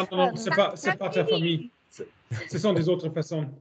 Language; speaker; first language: French; non-native, learner; German